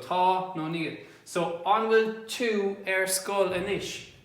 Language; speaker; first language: Irish; non-native, local second language; English